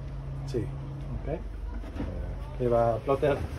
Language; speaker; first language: Spanish; non-native, fluent; English